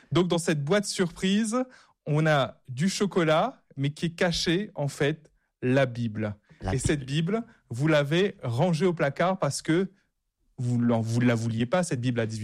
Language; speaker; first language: French; native; French